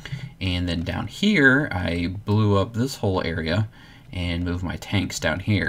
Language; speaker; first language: English; native; English